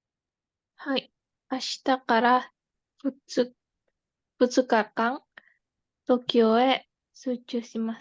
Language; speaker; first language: Japanese; non-native, learner; Indonesian